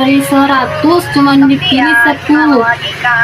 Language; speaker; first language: Indonesian; native; Indonesian